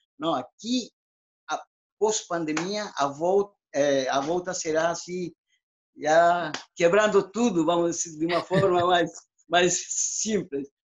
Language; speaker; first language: Portuguese; non-native, fluent; Spanish